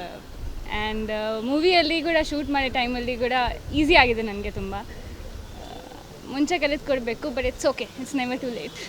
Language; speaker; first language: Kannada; non-native, fluent; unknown